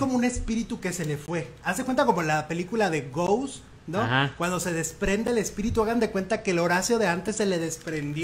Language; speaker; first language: Spanish; native; Spanish